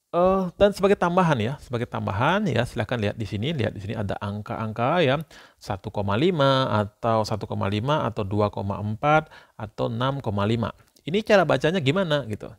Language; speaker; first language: Indonesian; native; Indonesian